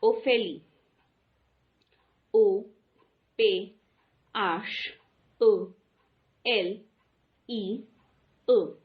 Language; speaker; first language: French; non-native, fluent; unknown